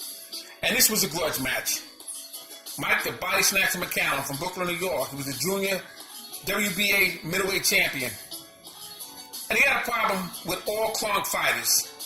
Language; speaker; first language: English; native; English